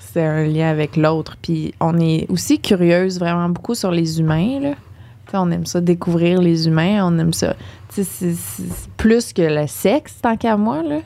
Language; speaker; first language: French; native; French